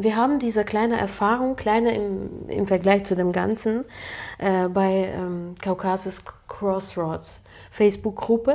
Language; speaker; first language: German; non-native, fluent; Russian